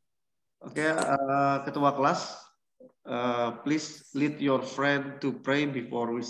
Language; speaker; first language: English; non-native, learner; Indonesian